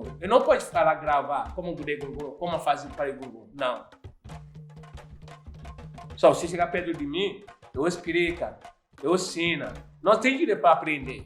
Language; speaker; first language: Portuguese; non-native, learner; Yoruba